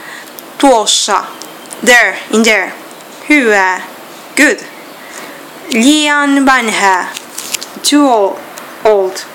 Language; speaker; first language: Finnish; non-native, learner; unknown